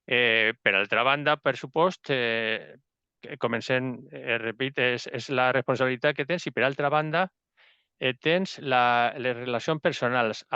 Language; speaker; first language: Catalan; non-native, local second language; Spanish